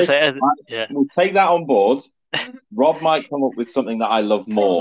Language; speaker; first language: English; native; English